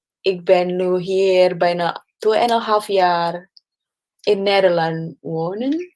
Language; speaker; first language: Dutch; non-native, learner; Indonesian